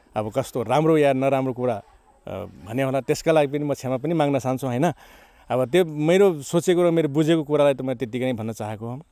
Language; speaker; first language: Nepali; non-native, local second language; Rana Tharu